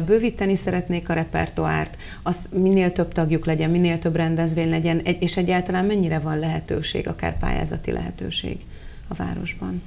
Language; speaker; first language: Hungarian; native; Hungarian